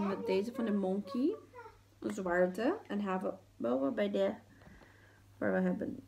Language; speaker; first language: Dutch; early bilingual, other home language; Portuguese